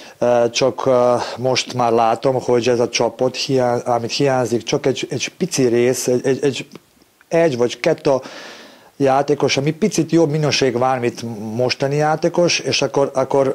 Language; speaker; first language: Hungarian; non-native, learner; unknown